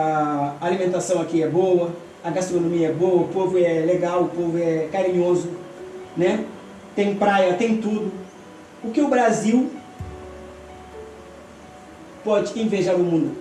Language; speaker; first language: Portuguese; non-native, fluent; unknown